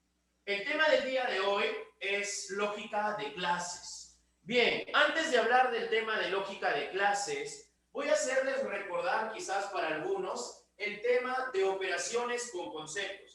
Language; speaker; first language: Spanish; native; Spanish